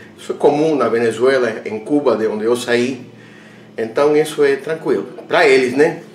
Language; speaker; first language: Portuguese; non-native, fluent; Spanish